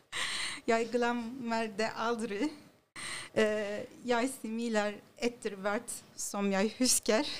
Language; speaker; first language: Norwegian; non-native, fluent; Turkish